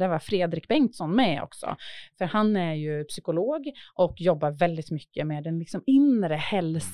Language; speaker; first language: Swedish; native; Swedish